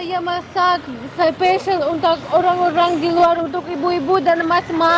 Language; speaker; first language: Indonesian; non-native, learner; Russian